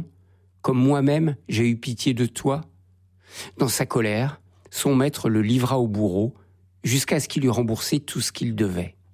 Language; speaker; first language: French; native; French